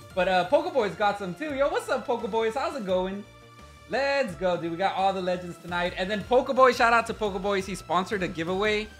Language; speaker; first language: English; non-native, fluent; Spanish